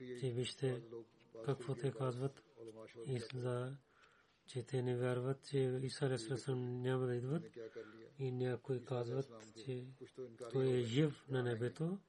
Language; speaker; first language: Bulgarian; non-native, learner; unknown